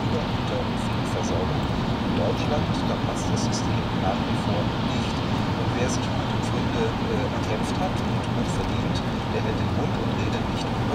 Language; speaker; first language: German; native; German